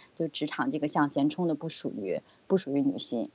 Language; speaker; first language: Chinese; native; Chinese